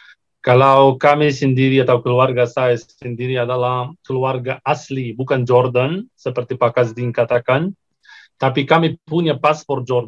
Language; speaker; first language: Indonesian; non-native, fluent; Arabic